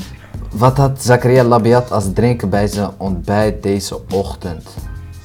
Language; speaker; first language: Dutch; early bilingual, other home language; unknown